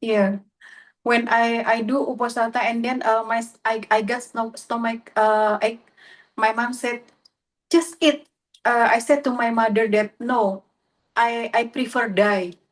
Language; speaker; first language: English; non-native, learner; Indonesian